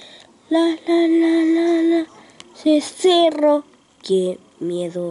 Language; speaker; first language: Spanish; native; Spanish